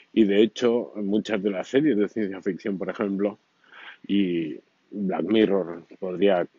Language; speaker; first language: Spanish; native; Spanish